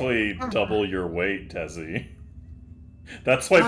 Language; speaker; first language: English; native; English